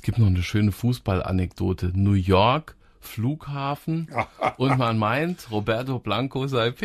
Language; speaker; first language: German; native; German